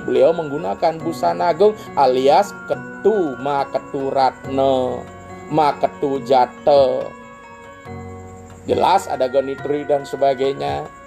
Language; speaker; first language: Indonesian; non-native, local second language; Balinese